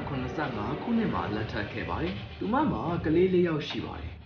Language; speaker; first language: Burmese; native; Burmese